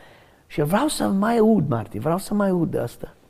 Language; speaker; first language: Romanian; non-native, learner; English